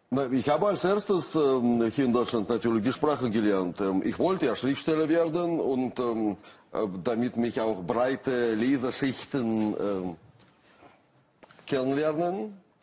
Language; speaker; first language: German; non-native, fluent; Russian